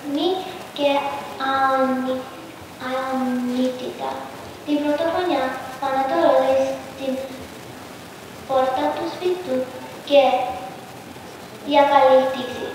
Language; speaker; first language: Greek; early bilingual, heritage; Greek